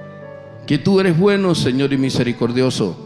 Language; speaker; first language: Spanish; native; Spanish